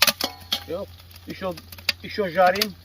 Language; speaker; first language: Russian; non-native, learner; Tajik